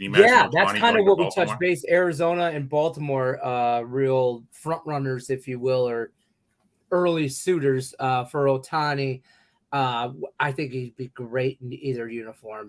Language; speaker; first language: English; native; English